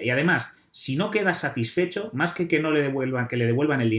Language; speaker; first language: Spanish; native; Spanish